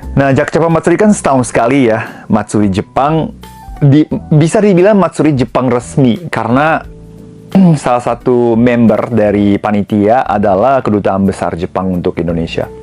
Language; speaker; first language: Indonesian; non-native, fluent; Japanese